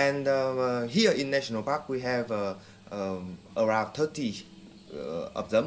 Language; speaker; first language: English; non-native, fluent; Vietnamese